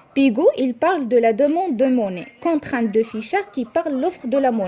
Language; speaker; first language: French; non-native, local second language; Arabic